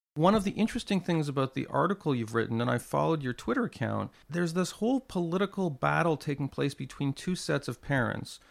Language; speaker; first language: English; native; English